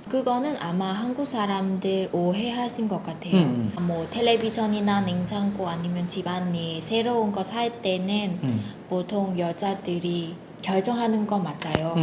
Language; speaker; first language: Korean; non-native, fluent; Vietnamese